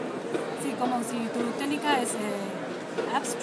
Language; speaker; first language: Spanish; non-native, learner; Chinese